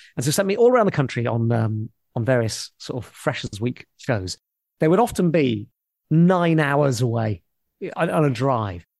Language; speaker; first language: English; native; English